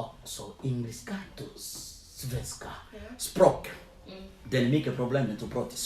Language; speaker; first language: Swedish; non-native, learner; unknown